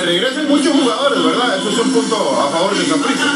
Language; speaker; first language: Spanish; native; Spanish